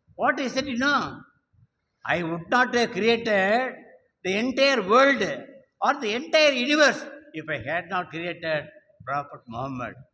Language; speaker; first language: English; non-native, local second language; Tamil